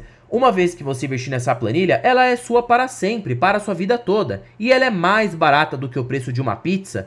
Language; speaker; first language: Portuguese; native; Portuguese